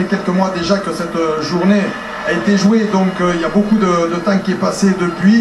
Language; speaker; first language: French; native; French